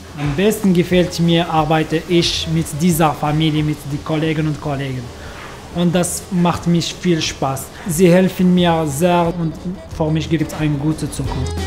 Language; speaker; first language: German; non-native, learner; Arabic